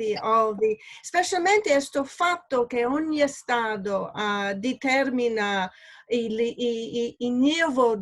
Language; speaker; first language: Italian; non-native, learner; English